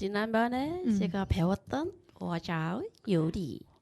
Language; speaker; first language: Korean; non-native, learner; Vietnamese